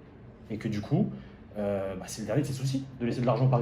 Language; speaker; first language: French; native; French